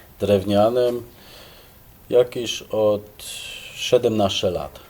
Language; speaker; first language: Polish; non-native, fluent; German